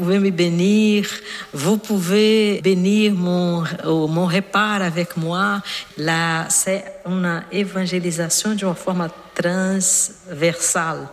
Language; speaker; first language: French; non-native, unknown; Portuguese